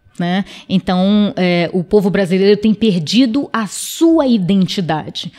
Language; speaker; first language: Portuguese; non-native, local second language; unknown